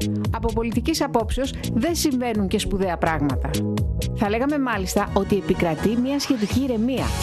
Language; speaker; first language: Greek; native; Greek